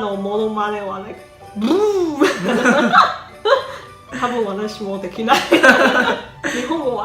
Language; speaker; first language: Japanese; non-native, learner; Chinese